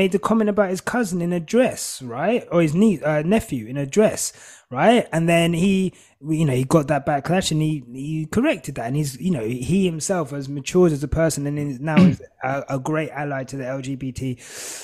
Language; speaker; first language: English; native; English